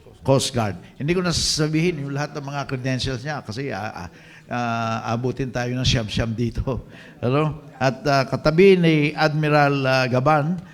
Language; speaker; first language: Filipino; native; Filipino